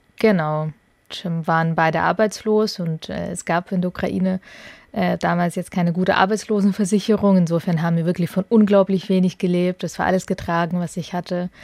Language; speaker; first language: German; early bilingual, other home language; Russian